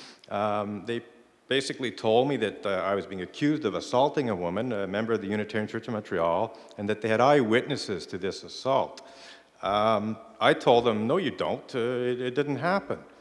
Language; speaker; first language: English; native; English